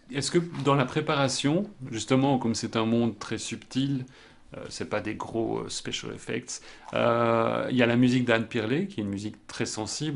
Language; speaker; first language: French; native; French